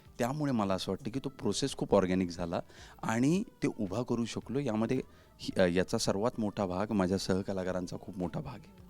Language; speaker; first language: Marathi; native; Marathi